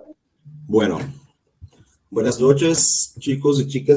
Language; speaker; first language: Spanish; non-native, learner; Portuguese